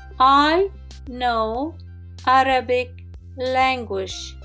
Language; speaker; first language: English; non-native, fluent; Arabic